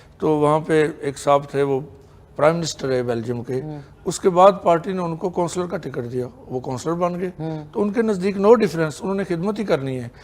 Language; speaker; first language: Urdu; non-native, local second language; Punjabi